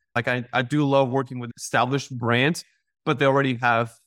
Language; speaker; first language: English; non-native, fluent; Spanish